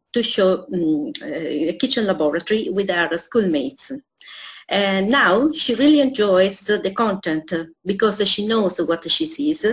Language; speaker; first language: English; non-native, fluent; Italian